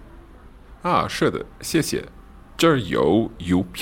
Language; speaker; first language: Chinese; non-native, learner; English